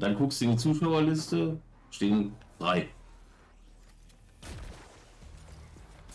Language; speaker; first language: German; native; German